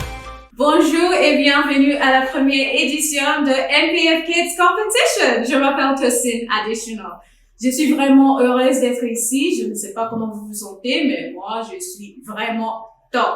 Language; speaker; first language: French; non-native, fluent; English